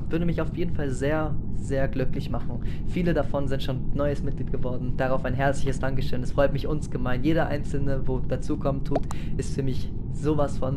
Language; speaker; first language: German; native; German